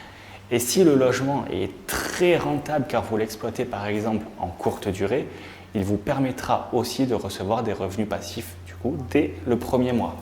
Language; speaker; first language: French; native; French